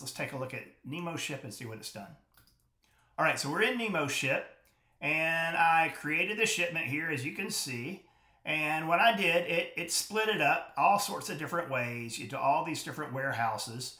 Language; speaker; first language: English; native; English